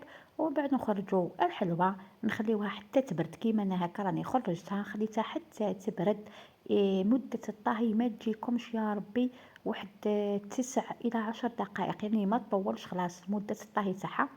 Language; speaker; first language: Arabic; native; Arabic